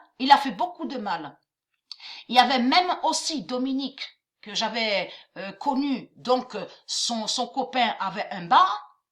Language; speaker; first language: French; native; French